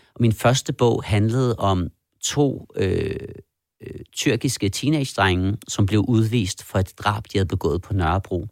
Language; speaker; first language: Danish; early bilingual, other home language; Persian